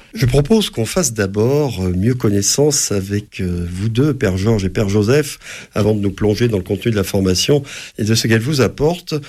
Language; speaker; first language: French; native; French